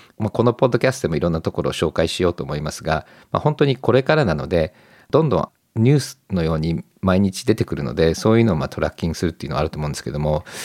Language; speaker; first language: Japanese; native; Japanese